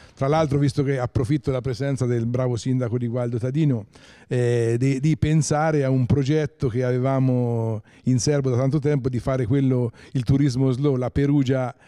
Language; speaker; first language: Italian; native; Italian